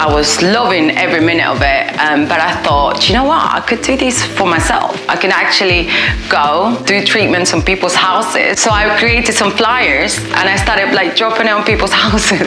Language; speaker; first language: English; non-native, fluent; Spanish